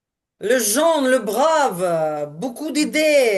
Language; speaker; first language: French; non-native, learner; Ukrainian